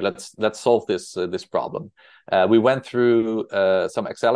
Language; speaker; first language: English; non-native, fluent; Dutch